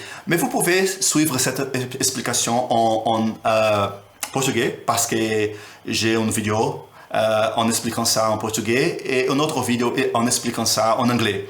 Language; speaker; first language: French; non-native, learner; Portuguese